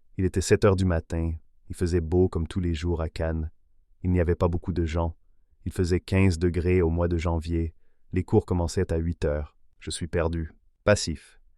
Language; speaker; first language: French; native; French